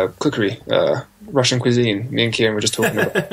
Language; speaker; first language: English; native; English